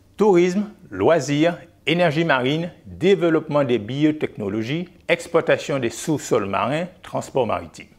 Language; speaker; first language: French; native; French